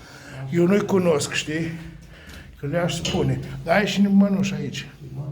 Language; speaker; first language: Romanian; native; Romanian